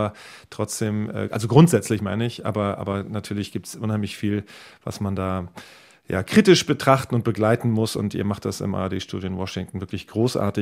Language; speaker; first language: German; native; German